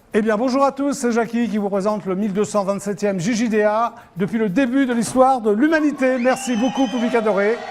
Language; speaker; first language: French; native; French